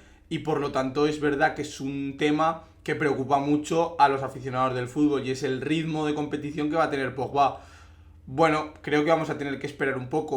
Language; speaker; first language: Spanish; native; Spanish